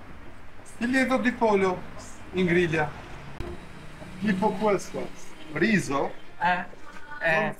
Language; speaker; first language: Italian; non-native, fluent; Albanian